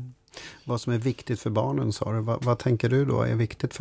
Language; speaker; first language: Swedish; native; Swedish